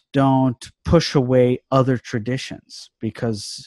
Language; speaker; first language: English; native; English